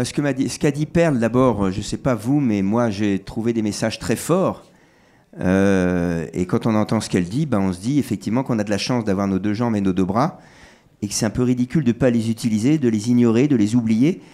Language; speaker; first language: French; native; French